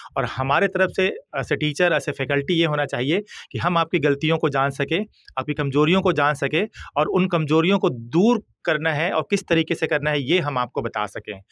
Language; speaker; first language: Hindi; native; Hindi